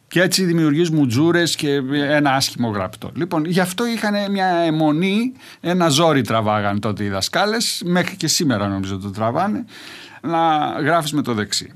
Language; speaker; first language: Greek; native; Greek